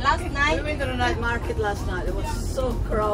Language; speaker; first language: English; non-native, local second language; Hindi